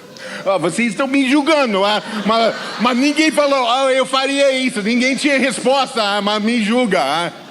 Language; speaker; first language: Portuguese; non-native, fluent; English